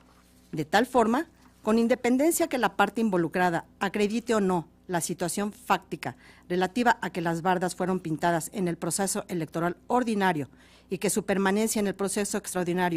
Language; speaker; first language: Spanish; native; Spanish